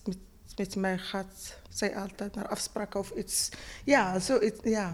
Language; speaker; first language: Dutch; non-native, learner; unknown